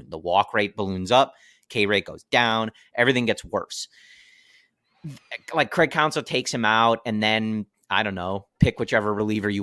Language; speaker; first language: English; native; English